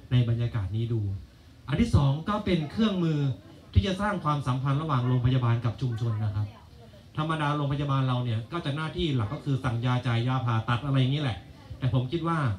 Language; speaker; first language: Thai; native; Thai